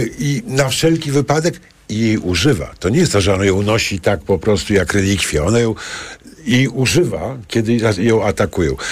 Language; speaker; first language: Polish; native; Polish